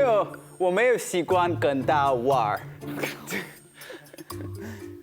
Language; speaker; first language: Chinese; non-native, learner; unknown